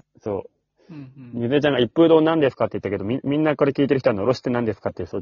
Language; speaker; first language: Japanese; native; Japanese